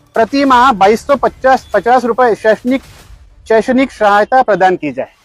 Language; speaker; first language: Hindi; non-native, local second language; Marathi